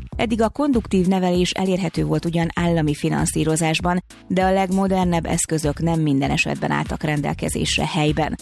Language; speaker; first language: Hungarian; native; Hungarian